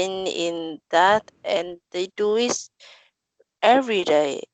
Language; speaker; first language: English; non-native, learner; Vietnamese